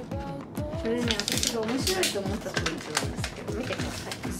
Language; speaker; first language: Japanese; native; Japanese